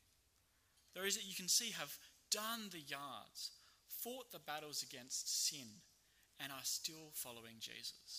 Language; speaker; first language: English; native; English